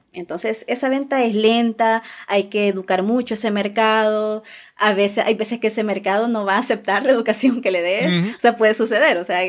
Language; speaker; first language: Spanish; native; Spanish